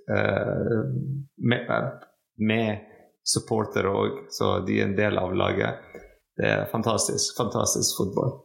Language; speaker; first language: Norwegian; non-native, fluent; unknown